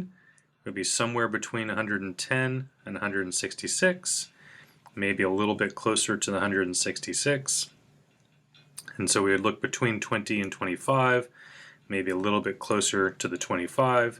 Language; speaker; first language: English; native; English